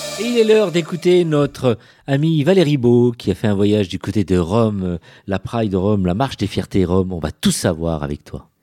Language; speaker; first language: French; native; French